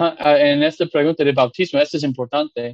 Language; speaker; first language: Spanish; non-native, fluent; English